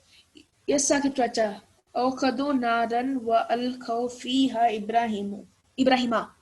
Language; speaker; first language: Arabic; non-native, learner; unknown